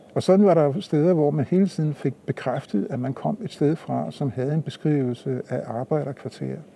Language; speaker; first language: Danish; native; Danish